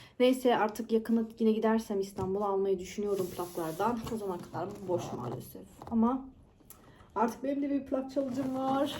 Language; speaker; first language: Turkish; early bilingual, heritage; Turkish